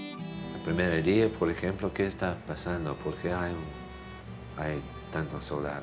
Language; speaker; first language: Spanish; non-native, fluent; English